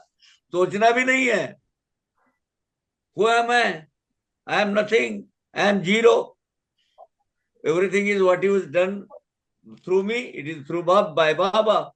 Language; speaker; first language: Hindi; native; Hindi